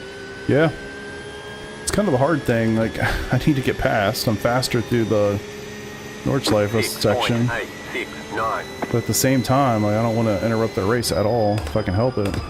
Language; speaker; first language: English; native; English